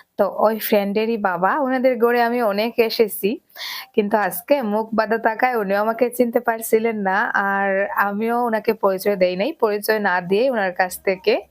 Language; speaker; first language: Bangla; native; Bangla